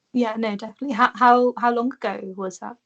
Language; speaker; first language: English; native; English